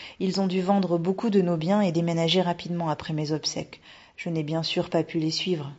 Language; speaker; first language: French; native; French